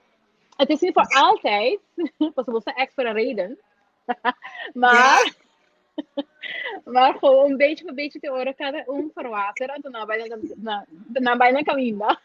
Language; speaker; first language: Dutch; non-native, local second language; Papiamento